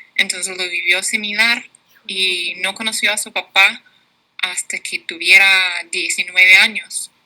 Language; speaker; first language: Spanish; non-native, fluent; English